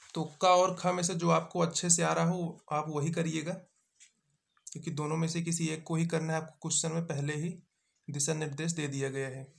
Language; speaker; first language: Hindi; native; Hindi